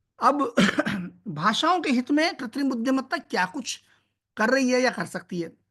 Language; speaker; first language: Hindi; native; Hindi